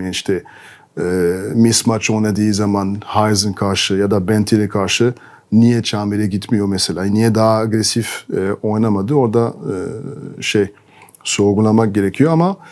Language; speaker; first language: Turkish; non-native, fluent; French